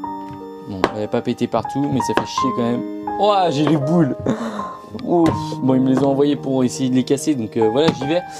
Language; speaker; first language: French; native; French